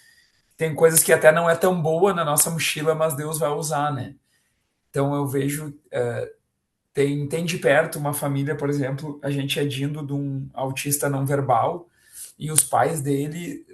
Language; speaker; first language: Portuguese; native; Portuguese